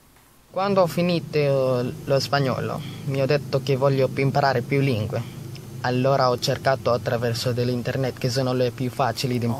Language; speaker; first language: Italian; non-native, learner; Filipino